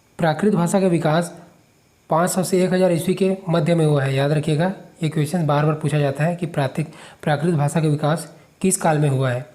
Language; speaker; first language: Hindi; native; Hindi